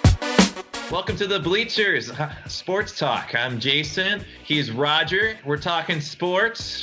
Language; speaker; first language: English; native; English